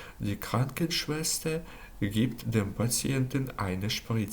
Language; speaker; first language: German; non-native, learner; Ukrainian